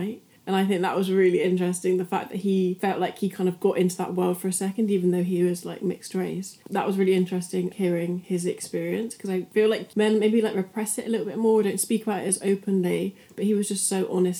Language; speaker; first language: English; native; English